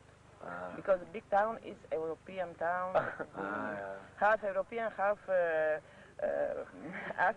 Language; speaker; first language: English; non-native, learner; French